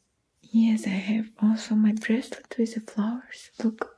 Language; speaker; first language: English; non-native, learner; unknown